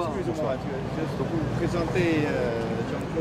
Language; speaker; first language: French; non-native, learner; Dutch